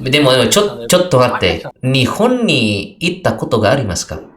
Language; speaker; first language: Japanese; non-native, learner; Indonesian